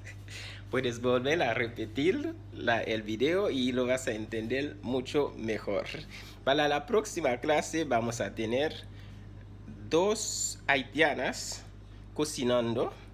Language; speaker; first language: Spanish; non-native, fluent; Haitian Creole